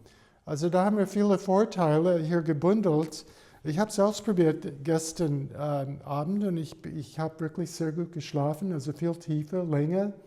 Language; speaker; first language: German; non-native, fluent; English